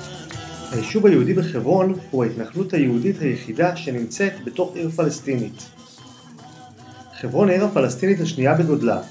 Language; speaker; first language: Hebrew; native; Hebrew